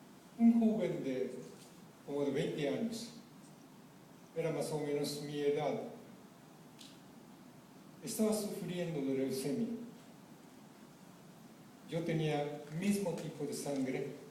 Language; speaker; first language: Spanish; non-native, fluent; Japanese